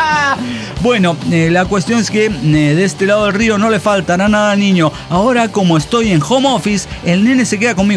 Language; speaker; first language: Spanish; native; Spanish